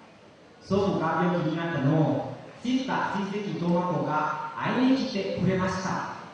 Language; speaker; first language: Japanese; non-native, learner; Lao